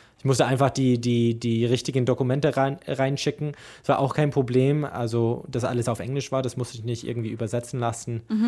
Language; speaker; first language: German; non-native, fluent; English